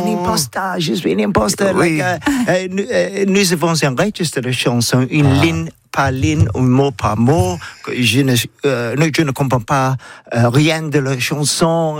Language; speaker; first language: French; non-native, learner; English